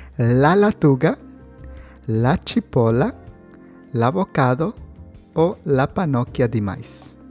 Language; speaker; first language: Italian; non-native, learner; Spanish